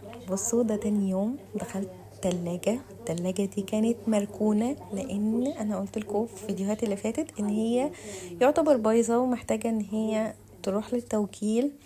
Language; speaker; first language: Arabic; native; Arabic